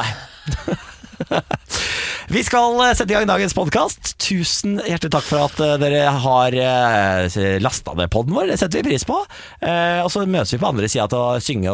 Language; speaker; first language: Norwegian; native; Norwegian